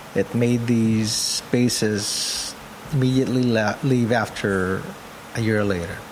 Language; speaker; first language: English; non-native, local second language; Pampanga